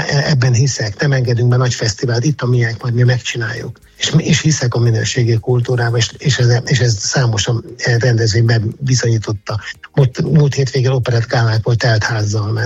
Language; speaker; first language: Hungarian; native; Hungarian